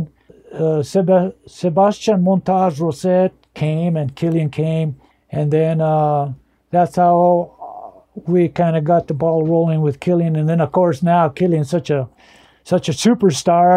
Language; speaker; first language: English; early bilingual, other home language; Spanish